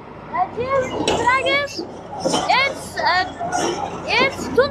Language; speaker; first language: English; non-native, learner; Persian